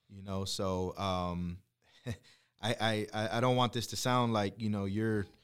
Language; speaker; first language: English; native; English